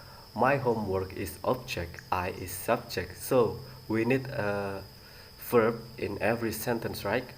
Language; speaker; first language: English; non-native, learner; Indonesian